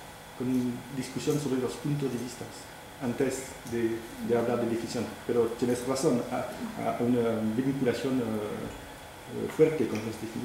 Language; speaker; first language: Spanish; non-native, fluent; French